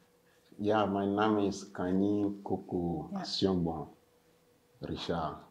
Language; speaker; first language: German; non-native, fluent; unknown